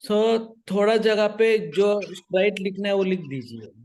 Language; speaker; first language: Hindi; non-native, local second language; Marathi